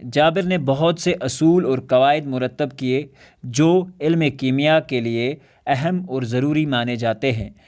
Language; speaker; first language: Urdu; non-native, local second language; Kashmiri